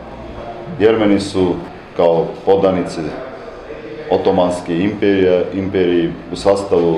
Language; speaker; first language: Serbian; non-native, fluent; Armenian